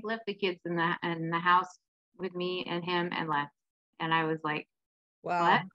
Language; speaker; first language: English; native; English